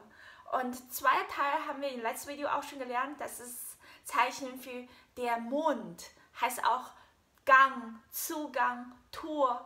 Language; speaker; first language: German; non-native, fluent; Chinese